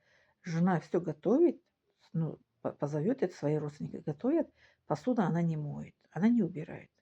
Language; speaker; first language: Russian; non-native, local second language; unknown